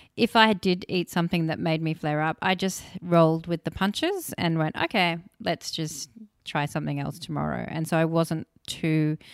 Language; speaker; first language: English; early bilingual, other home language; Hindi